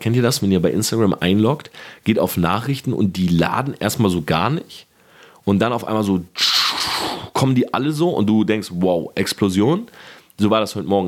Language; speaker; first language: German; native; German